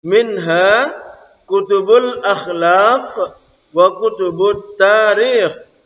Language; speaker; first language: Arabic; non-native, fluent; Indonesian